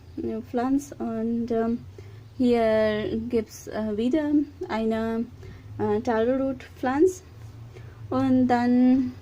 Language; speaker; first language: German; non-native, learner; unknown